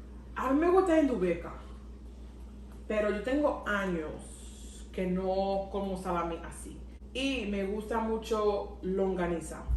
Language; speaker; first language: Spanish; early bilingual, heritage; English